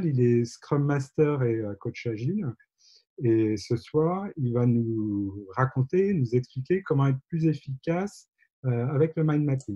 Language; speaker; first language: French; native; French